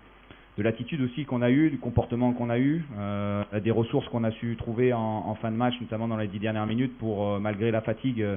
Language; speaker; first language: French; native; French